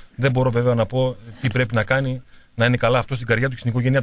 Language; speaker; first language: Greek; native; Greek